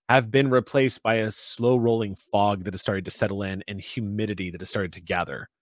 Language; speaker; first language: English; native; English